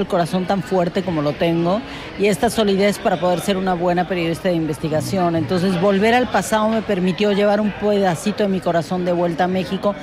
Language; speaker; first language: Spanish; native; Spanish